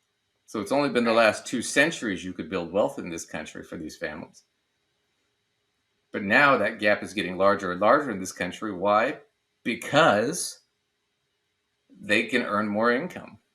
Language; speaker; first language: English; native; English